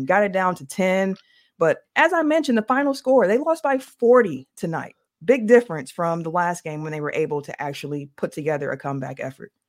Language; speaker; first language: English; native; English